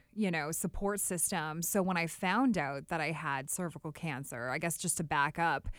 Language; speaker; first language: English; native; English